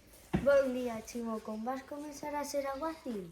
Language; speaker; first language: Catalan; non-native, local second language; Spanish